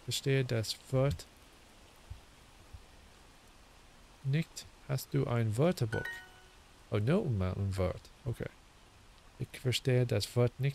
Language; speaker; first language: German; non-native, learner; English